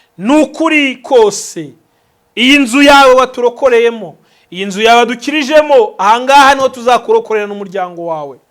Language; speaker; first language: Kinyarwanda; native; Kinyarwanda